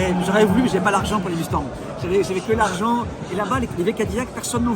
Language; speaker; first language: French; native; French